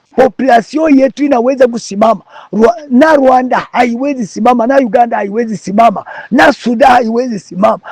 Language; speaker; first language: Swahili; native; Swahili